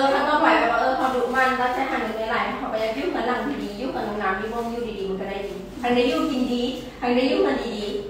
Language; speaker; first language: Chinese; non-native, learner; Lao